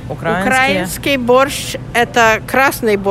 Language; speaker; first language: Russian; non-native, local second language; Ukrainian